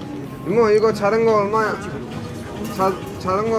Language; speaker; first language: Korean; early bilingual, heritage; Korean